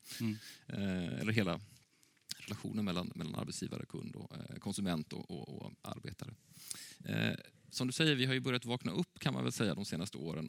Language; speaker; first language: Swedish; native; Swedish